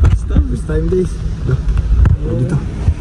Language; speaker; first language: English; non-native, local second language; Filipino